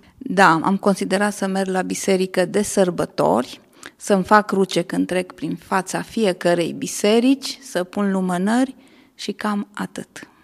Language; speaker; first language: Romanian; native; Romanian